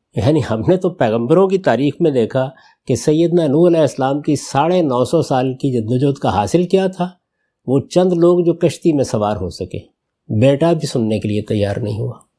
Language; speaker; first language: Urdu; non-native, local second language; Punjabi